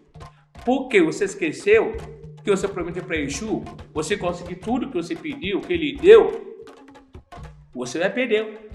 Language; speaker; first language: Portuguese; non-native, learner; Yoruba